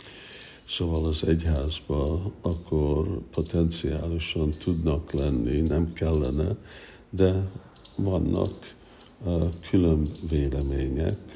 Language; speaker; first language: Hungarian; early bilingual, heritage; Hungarian